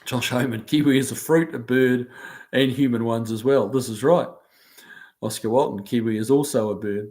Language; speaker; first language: English; native; English